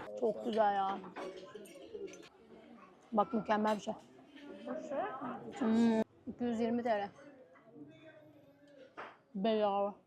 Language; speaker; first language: Turkish; native; Turkish